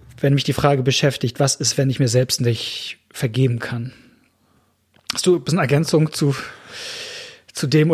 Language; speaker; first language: German; native; German